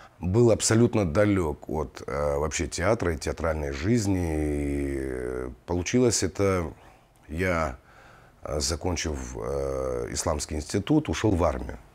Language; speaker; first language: Russian; non-native, local second language; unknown